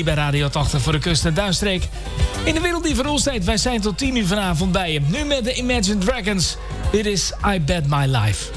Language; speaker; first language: Dutch; native; Dutch